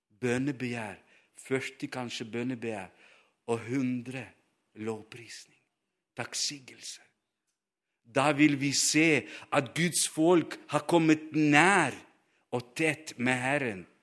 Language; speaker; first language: Norwegian; non-native, fluent; Ukrainian